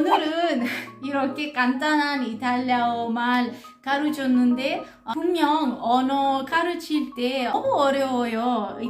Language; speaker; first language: Korean; non-native, learner; Italian